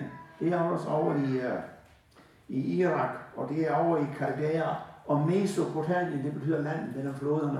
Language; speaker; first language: Danish; native; Danish